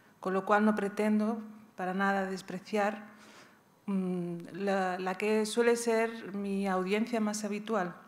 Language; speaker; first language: Spanish; early bilingual, other home language; Riffian